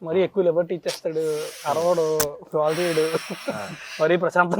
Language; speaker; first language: Telugu; native; Telugu